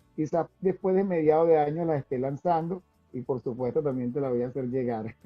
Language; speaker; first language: Spanish; native; Spanish